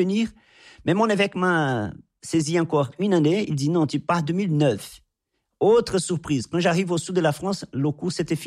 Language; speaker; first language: French; non-native, fluent; Portuguese